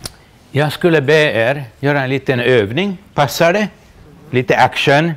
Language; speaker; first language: Swedish; non-native, local second language; Finnish